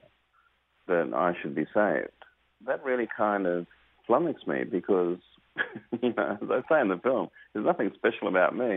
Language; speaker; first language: English; native; English